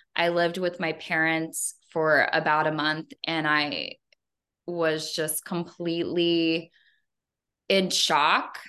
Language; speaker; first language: English; native; English